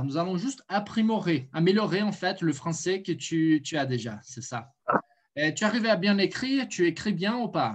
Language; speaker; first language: French; non-native, fluent; Portuguese